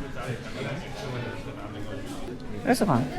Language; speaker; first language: Italian; non-native, learner; Filipino